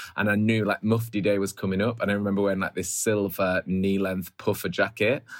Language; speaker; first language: English; native; English